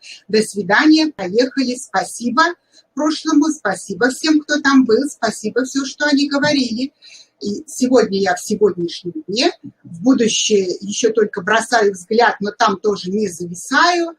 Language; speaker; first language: Russian; native; Russian